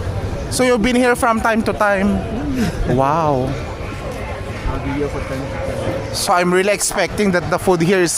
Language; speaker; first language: English; non-native, local second language; Filipino